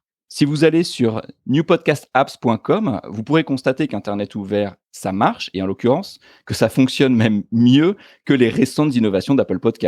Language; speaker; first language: French; native; French